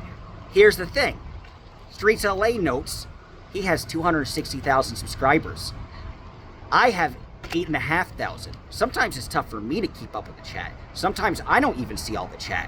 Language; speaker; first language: English; native; English